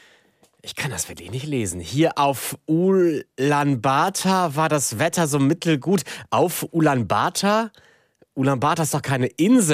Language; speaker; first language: German; native; German